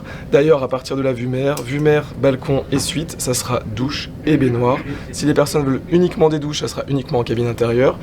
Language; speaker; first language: French; native; French